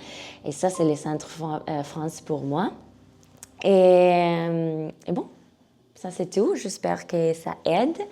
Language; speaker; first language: French; non-native, learner; Spanish